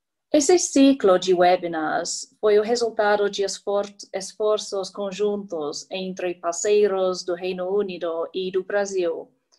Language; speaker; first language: Portuguese; non-native, fluent; English